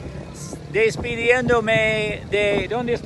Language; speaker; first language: Spanish; non-native, fluent; English